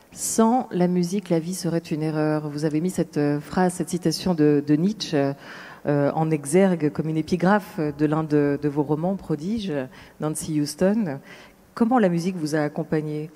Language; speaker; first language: French; native; French